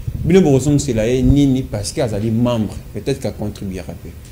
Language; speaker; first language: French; non-native, local second language; Lingala